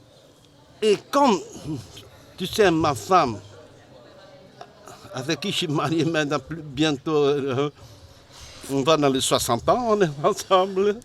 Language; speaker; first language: French; non-native, learner; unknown